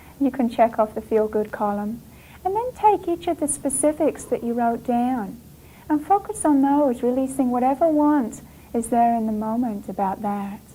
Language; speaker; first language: English; native; English